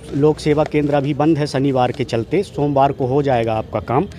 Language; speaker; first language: Hindi; native; Hindi